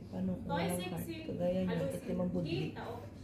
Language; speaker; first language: Finnish; non-native, learner; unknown